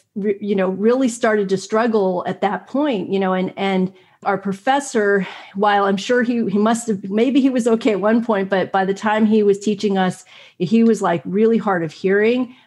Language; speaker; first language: English; native; English